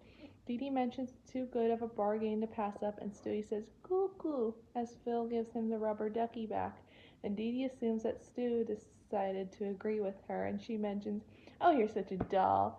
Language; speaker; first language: English; native; English